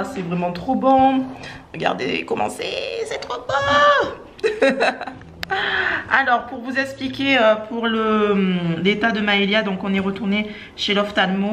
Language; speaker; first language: French; native; French